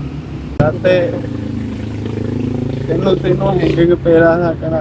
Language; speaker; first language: Filipino; non-native, learner; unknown